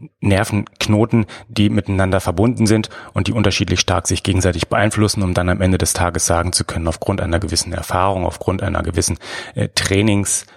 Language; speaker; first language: German; native; German